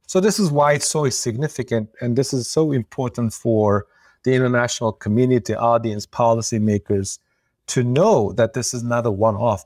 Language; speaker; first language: English; non-native, fluent; Uyghur